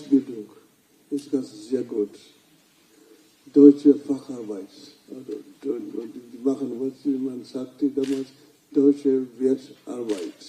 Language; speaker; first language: German; non-native, fluent; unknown